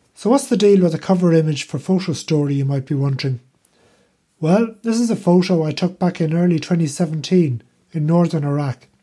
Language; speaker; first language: English; native; English